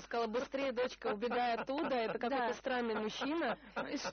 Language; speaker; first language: Russian; non-native, learner; Portuguese